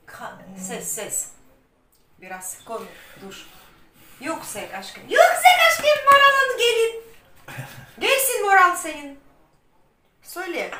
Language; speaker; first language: Turkish; non-native, learner; Russian